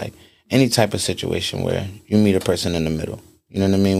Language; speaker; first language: English; native; English